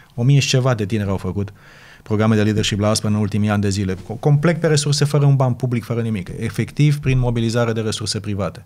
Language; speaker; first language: Romanian; native; Romanian